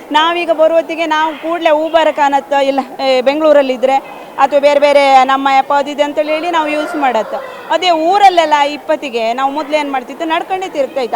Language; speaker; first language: Kannada; native; Kannada